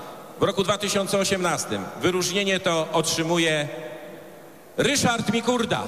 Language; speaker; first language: Polish; native; Polish